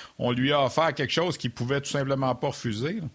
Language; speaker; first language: French; native; French